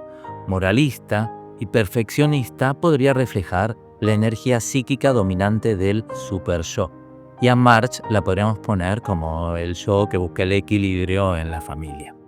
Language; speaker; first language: Spanish; native; Spanish